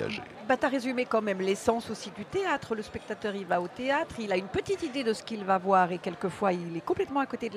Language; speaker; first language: French; native; French